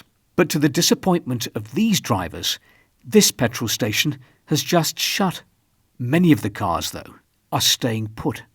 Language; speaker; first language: English; native; English